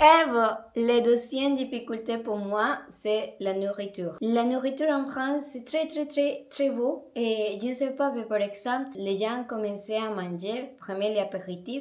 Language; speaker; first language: French; non-native, learner; Spanish